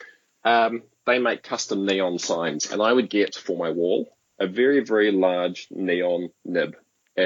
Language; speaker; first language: English; native; English